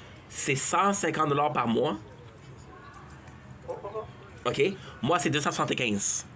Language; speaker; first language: French; native; French